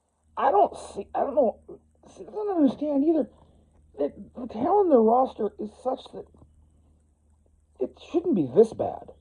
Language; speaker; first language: English; native; English